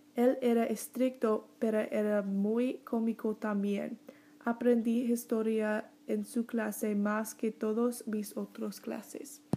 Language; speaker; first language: Spanish; non-native, learner; English